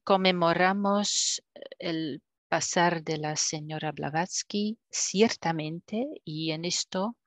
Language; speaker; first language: Spanish; non-native, fluent; French